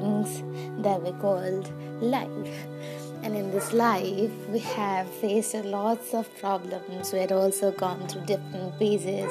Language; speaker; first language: English; non-native, local second language; Nepali